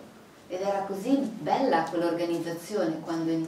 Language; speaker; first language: Italian; native; Italian